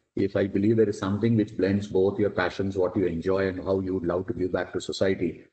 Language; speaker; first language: English; non-native, local second language; Tamil